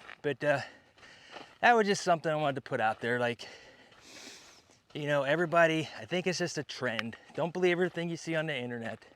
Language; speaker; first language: English; native; English